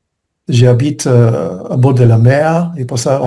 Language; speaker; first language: French; non-native, learner; English